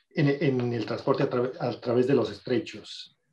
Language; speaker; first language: Spanish; native; Spanish